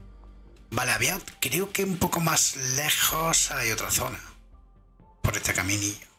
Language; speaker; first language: Spanish; native; Spanish